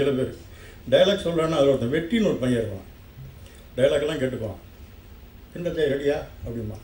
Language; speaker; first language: Tamil; native; Tamil